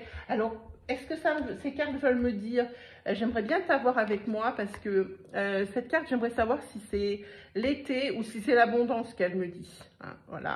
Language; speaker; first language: French; native; French